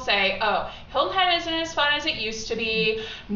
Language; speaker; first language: English; native; English